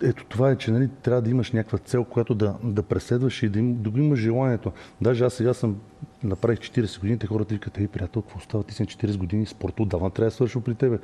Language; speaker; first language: Bulgarian; native; Bulgarian